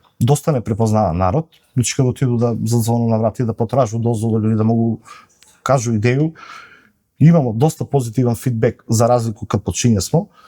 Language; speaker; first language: Macedonian; native; Macedonian